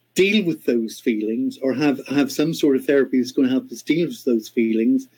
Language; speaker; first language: English; native; English